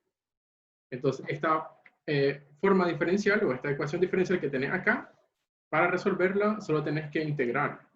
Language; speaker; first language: Spanish; native; Spanish